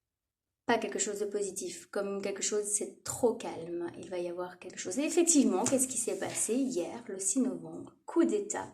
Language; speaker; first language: French; native; French